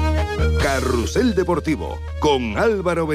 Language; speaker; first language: Spanish; native; Spanish